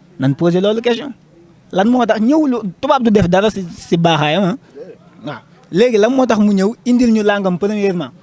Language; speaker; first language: Wolof; non-native, local second language; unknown